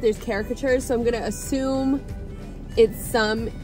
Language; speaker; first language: English; native; English